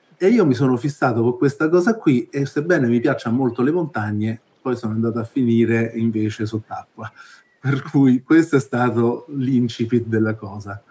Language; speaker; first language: Italian; early bilingual, other home language; Spanish